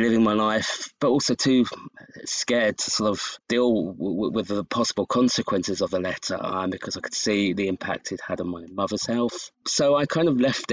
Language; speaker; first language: English; native; English